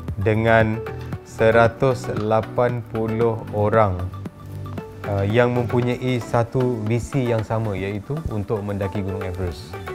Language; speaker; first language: Malay; non-native, local second language; Tamil